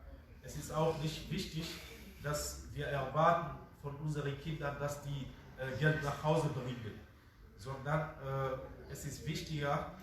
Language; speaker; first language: German; non-native, fluent; Fula